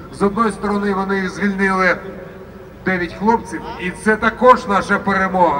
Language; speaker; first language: Ukrainian; non-native, local second language; Russian